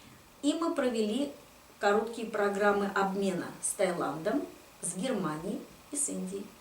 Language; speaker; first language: Russian; native; Russian